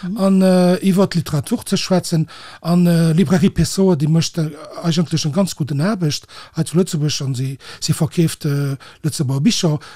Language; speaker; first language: Luxembourgish; early bilingual, other home language; Portuguese